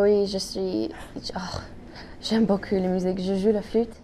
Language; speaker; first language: French; non-native, local second language; English